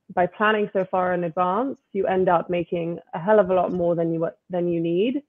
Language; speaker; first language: English; native; English